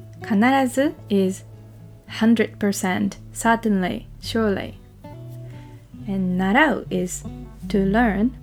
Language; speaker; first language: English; non-native, fluent; Japanese